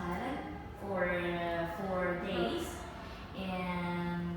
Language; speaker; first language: English; non-native, fluent; Vietnamese